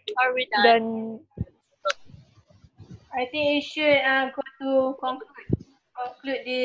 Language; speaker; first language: English; non-native, learner; Malay